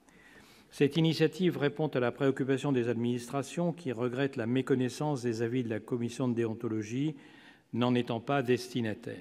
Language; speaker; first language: French; native; French